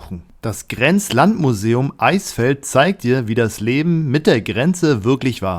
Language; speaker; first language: German; native; German